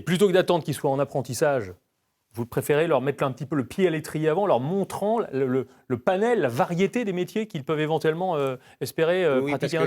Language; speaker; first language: French; native; French